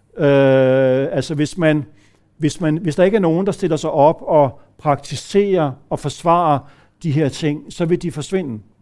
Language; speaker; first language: Danish; native; Danish